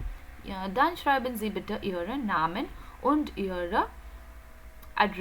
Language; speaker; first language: German; non-native, fluent; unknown